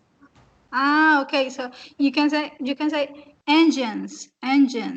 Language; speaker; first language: English; non-native, fluent; Spanish